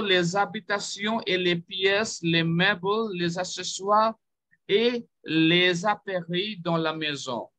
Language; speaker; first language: French; non-native, fluent; Bangla